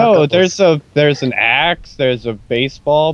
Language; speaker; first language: English; native; English